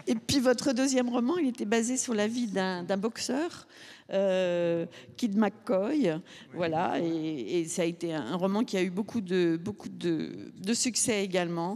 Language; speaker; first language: French; native; French